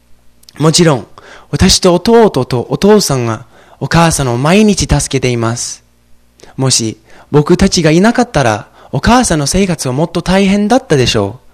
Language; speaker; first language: Japanese; non-native, fluent; English